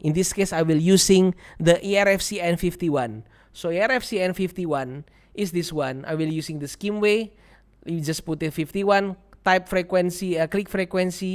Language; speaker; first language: English; non-native, learner; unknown